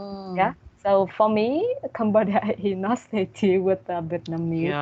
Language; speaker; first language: English; non-native, learner; Vietnamese